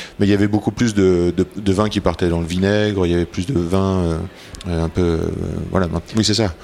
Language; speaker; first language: French; native; French